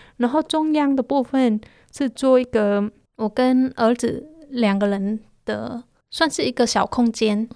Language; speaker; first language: Chinese; non-native, fluent; Khmer